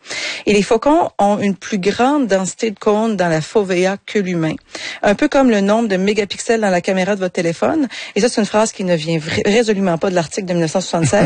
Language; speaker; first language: French; native; French